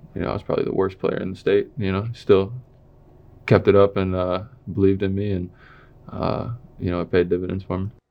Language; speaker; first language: English; native; English